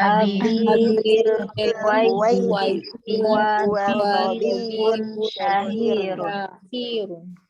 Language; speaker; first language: Arabic; non-native, learner; Indonesian